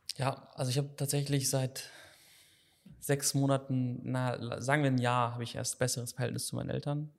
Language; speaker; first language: German; native; German